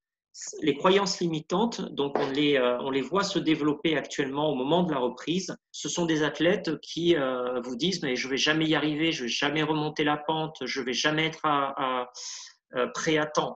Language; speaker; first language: French; native; French